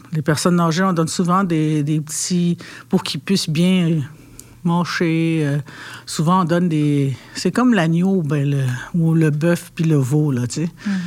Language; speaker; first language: French; non-native, local second language; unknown